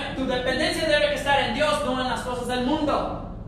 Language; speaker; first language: Spanish; early bilingual, heritage; Spanish